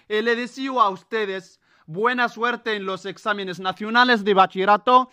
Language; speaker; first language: Spanish; non-native, fluent; Arabic